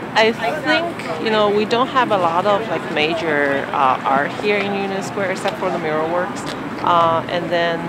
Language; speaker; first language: English; non-native, learner; Chinese